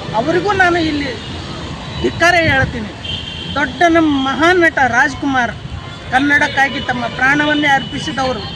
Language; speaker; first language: Kannada; non-native, local second language; Lambadi